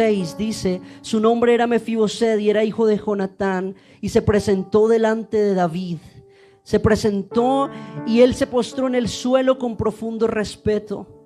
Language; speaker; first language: Spanish; native; Spanish